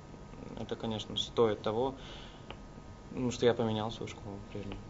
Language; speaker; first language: Russian; native; Russian